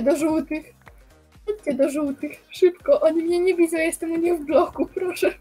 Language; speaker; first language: Polish; native; Polish